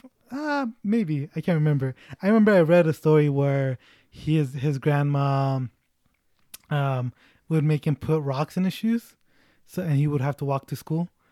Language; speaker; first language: English; early bilingual, other home language; Spanish